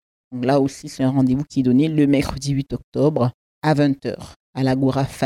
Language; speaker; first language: French; native; French